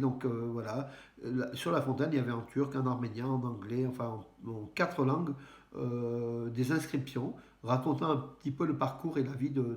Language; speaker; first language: French; native; French